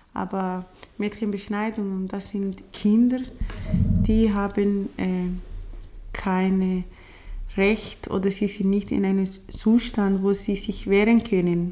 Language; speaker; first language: German; non-native, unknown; Somali